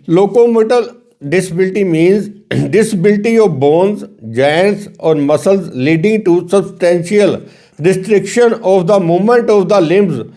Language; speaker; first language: Punjabi; native; Punjabi